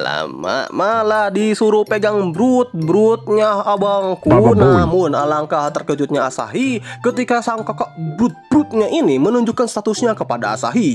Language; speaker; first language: Indonesian; native; Indonesian